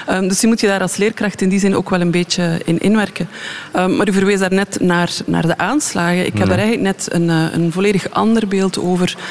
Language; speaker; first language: Dutch; native; Dutch